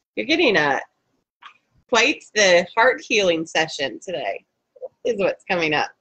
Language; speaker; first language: English; native; English